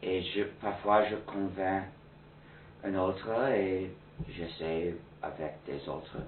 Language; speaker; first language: French; non-native, fluent; English